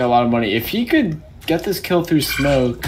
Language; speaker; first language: English; native; English